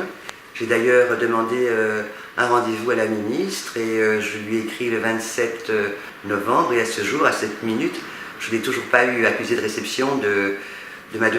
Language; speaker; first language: French; native; French